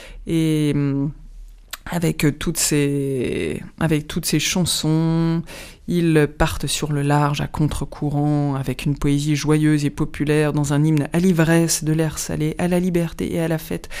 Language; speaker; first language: French; native; French